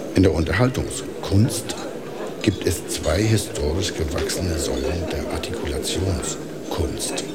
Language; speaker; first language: German; native; German